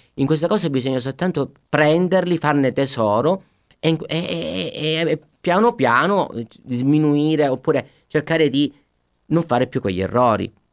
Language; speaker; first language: Italian; native; Italian